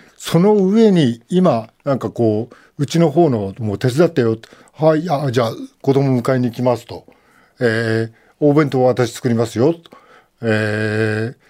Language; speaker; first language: Japanese; native; Japanese